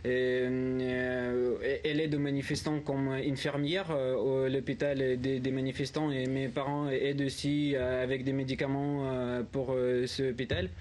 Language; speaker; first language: French; non-native, learner; Ukrainian